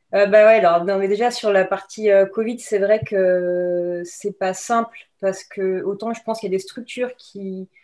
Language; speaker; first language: French; native; French